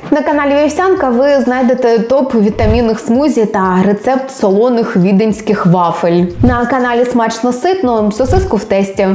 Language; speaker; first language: Ukrainian; native; Ukrainian